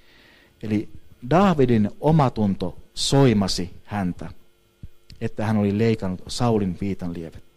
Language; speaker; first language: Finnish; native; Finnish